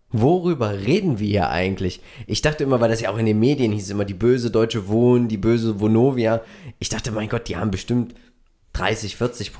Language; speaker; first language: German; native; German